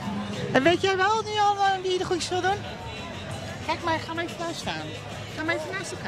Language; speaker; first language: Dutch; native; Dutch